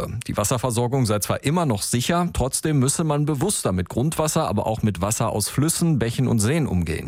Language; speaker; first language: German; native; German